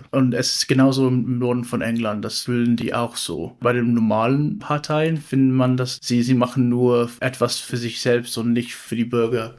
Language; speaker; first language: German; non-native, learner; English